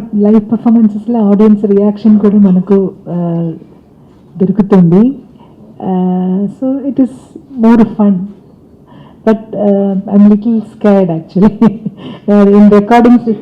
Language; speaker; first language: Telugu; non-native, local second language; Malayalam